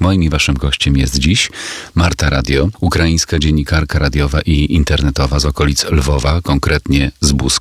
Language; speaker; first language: Polish; native; Polish